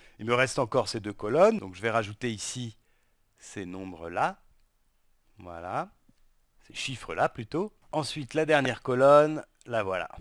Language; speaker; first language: French; native; French